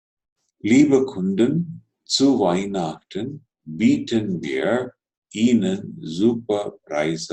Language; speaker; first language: German; non-native, fluent; Telugu